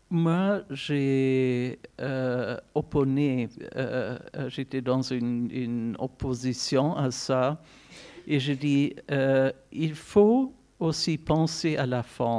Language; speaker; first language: French; non-native, fluent; German